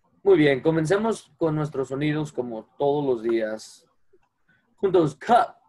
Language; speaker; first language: Spanish; native; Spanish